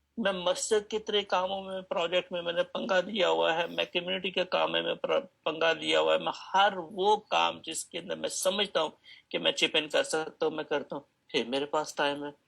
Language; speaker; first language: Urdu; native; Urdu